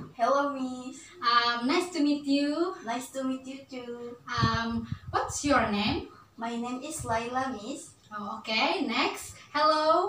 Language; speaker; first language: English; non-native, learner; Indonesian